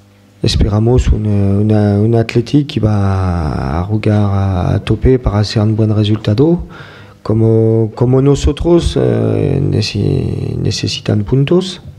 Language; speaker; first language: Spanish; non-native, fluent; French